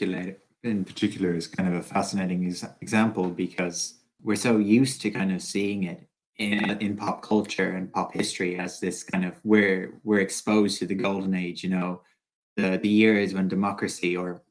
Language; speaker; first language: English; native; English